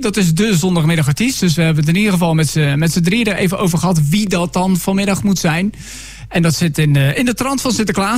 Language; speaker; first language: Dutch; native; Dutch